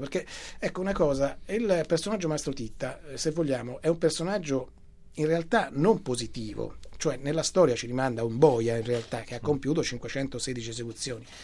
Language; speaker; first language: Italian; native; Italian